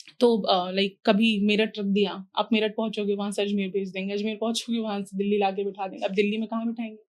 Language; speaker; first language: Hindi; native; Hindi